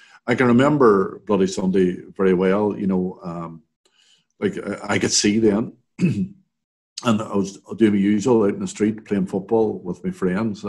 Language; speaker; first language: English; native; English